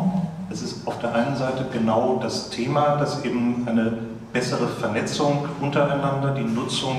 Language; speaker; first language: German; native; German